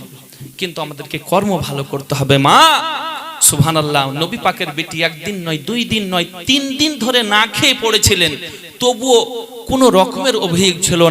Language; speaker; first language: Bangla; native; Bangla